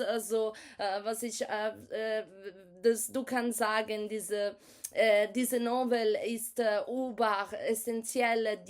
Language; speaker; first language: German; non-native, learner; Italian